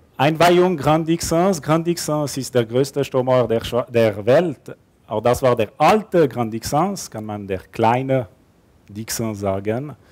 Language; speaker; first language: German; non-native, local second language; French